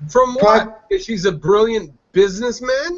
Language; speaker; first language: English; native; English